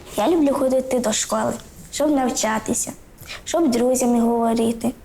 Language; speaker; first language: Ukrainian; non-native, local second language; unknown